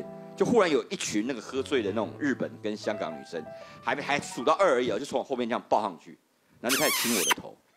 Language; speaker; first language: Chinese; native; Chinese